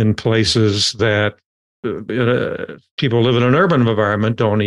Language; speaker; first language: English; native; English